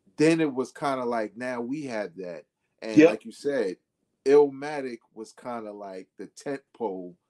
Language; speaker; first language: English; native; English